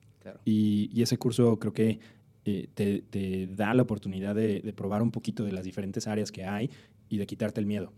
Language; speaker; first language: Spanish; native; Spanish